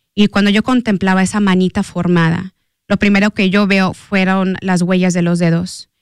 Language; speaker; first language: Spanish; early bilingual, heritage; Spanish